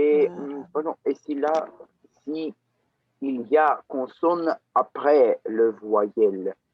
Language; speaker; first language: French; non-native, learner; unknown